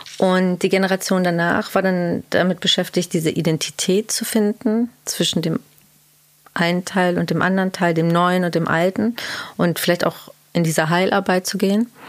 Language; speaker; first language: German; early bilingual, other home language; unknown